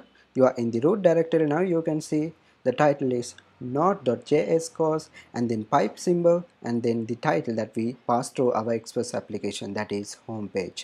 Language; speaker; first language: English; non-native, fluent; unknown